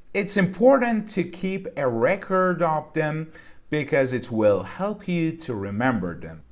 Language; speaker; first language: English; non-native, fluent; Persian